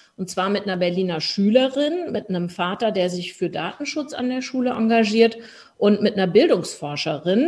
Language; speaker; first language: German; native; German